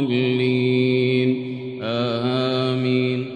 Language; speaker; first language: Arabic; native; Arabic